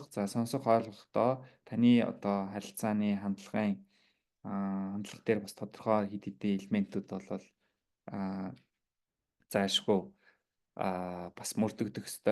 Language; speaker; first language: Mongolian; native; Mongolian